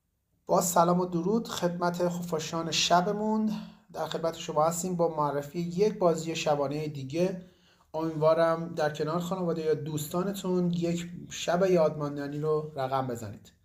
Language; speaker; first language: Persian; native; Persian